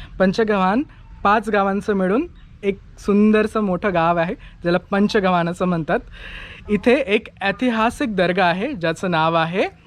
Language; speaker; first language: Marathi; native; Marathi